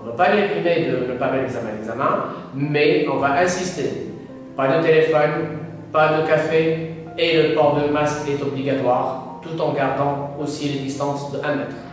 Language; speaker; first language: French; non-native, local second language; Arabic